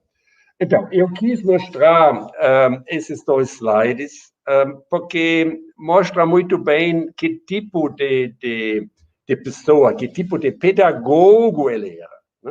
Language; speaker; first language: Portuguese; non-native, fluent; German